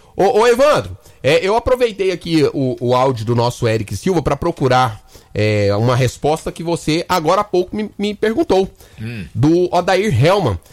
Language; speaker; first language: Portuguese; native; Portuguese